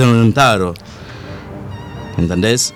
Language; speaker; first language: Spanish; non-native, learner; Haitian Creole